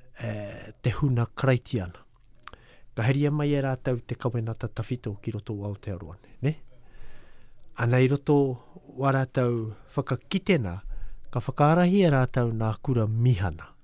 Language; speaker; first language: Māori; native; Māori